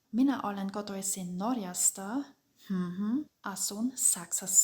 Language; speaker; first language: Finnish; non-native, fluent; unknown